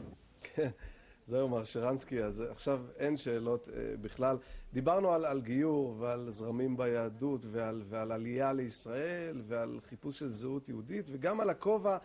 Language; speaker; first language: Hebrew; native; Hebrew